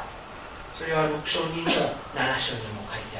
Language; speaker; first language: Japanese; non-native, fluent; English